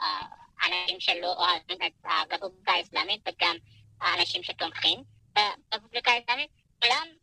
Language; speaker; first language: Hebrew; non-native, fluent; Persian